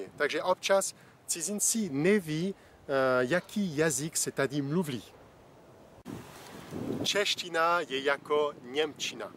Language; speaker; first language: Czech; non-native, fluent; French